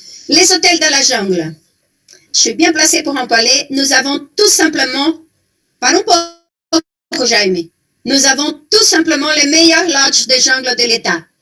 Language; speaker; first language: French; non-native, fluent; Portuguese